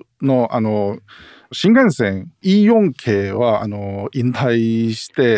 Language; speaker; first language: Japanese; non-native, learner; Chinese